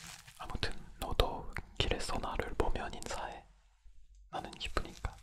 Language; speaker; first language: Korean; non-native, fluent; French